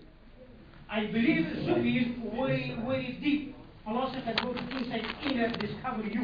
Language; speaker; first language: English; non-native, learner; Persian